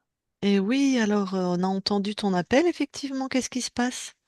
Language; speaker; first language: French; native; French